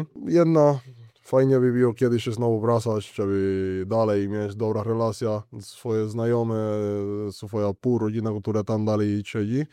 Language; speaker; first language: Polish; non-native, learner; Spanish